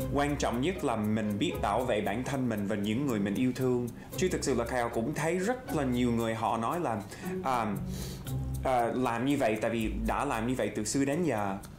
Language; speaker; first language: Vietnamese; non-native, fluent; English